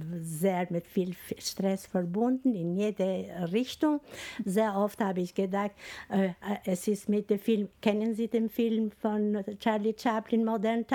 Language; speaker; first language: German; non-native, fluent; Albanian